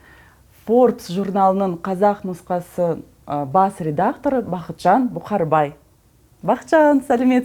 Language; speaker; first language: Kazakh; non-native, learner; Russian